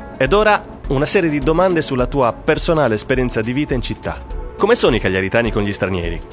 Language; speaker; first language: Italian; native; Italian